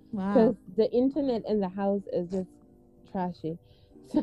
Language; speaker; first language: English; non-native, local second language; Wolof